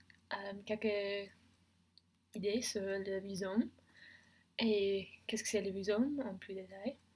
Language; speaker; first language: French; non-native, learner; English